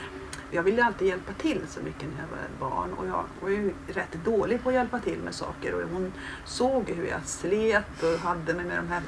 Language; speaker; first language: Swedish; native; Swedish